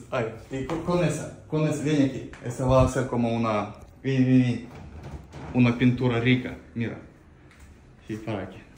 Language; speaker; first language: Spanish; non-native, learner; Russian